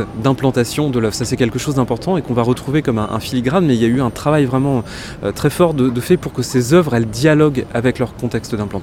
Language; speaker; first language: French; native; French